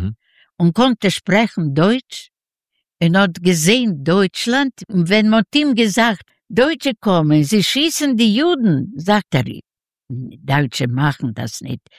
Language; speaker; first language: German; non-native, fluent; Yiddish